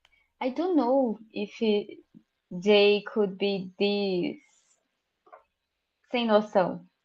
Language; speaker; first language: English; non-native, learner; Portuguese